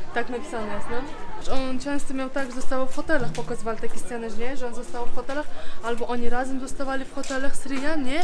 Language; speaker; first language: Polish; non-native, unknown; Uzbek